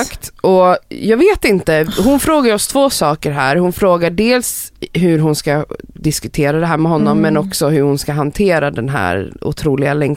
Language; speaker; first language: Swedish; native; Swedish